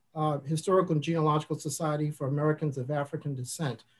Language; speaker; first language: English; native; English